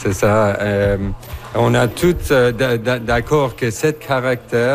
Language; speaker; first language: French; non-native, learner; Persian